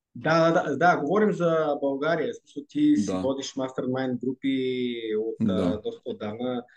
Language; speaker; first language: Bulgarian; native; Bulgarian